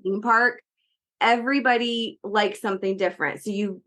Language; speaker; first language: English; native; English